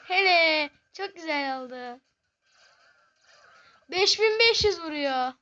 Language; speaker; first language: Turkish; native; Turkish